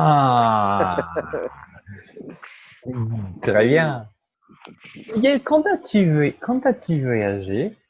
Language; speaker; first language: French; non-native, fluent; Portuguese